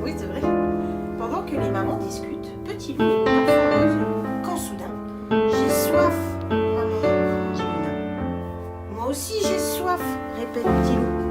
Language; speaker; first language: French; native; French